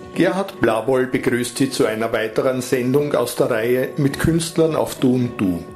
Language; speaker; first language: German; native; German